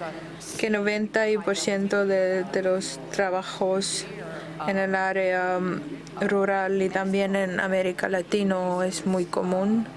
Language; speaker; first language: Spanish; non-native, fluent; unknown